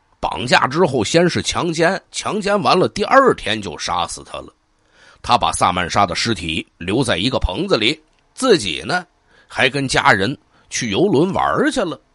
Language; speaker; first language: Chinese; native; Chinese